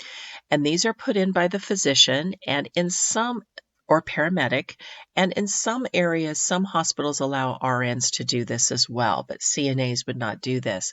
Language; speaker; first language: English; native; English